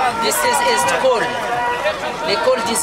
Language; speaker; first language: English; non-native, learner; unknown